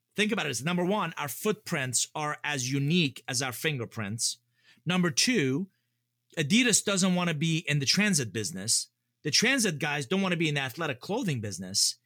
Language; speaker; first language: English; early bilingual, other home language; Persian